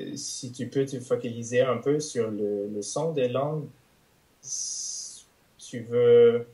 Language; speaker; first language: French; non-native, fluent; English